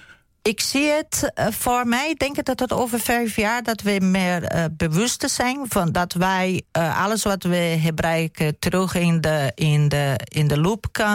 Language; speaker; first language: Dutch; non-native, fluent; Portuguese